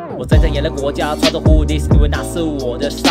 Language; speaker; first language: Chinese; native; Chinese